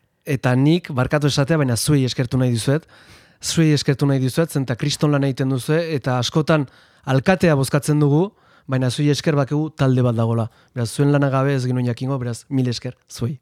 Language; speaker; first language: Basque; non-native, fluent; Spanish